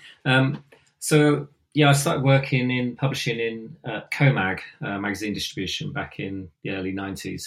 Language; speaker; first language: English; native; English